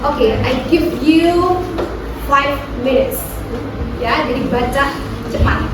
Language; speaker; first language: English; non-native, fluent; Indonesian